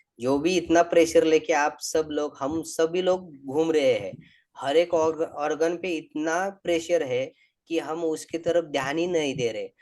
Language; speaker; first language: Hindi; non-native, local second language; Marathi